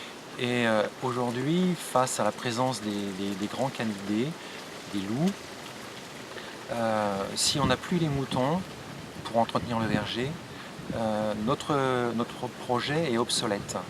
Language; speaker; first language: French; native; French